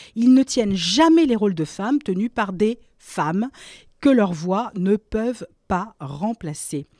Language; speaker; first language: French; native; French